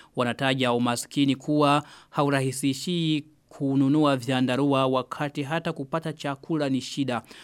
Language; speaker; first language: Swahili; non-native, local second language; Rundi